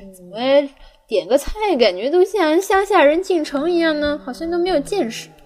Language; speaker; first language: Chinese; non-native, local second language; Cantonese